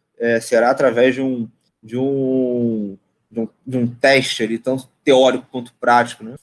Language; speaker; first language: Portuguese; native; Portuguese